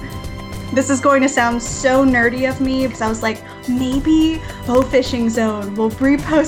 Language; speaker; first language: English; native; English